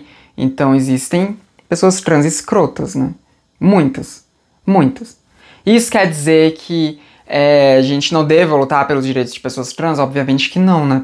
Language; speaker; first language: Portuguese; native; Portuguese